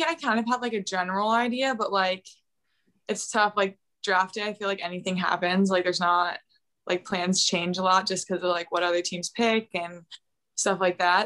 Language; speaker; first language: English; native; English